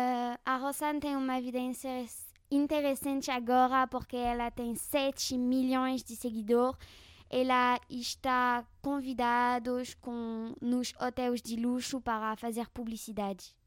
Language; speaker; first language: Portuguese; non-native, learner; French